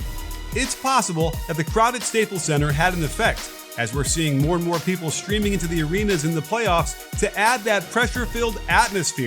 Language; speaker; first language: English; native; English